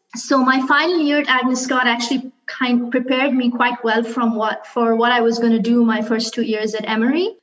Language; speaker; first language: English; non-native, local second language; Urdu